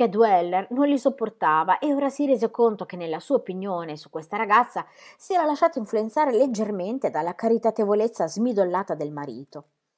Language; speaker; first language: Italian; native; Italian